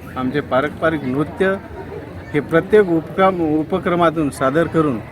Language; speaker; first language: Marathi; non-native, local second language; Lambadi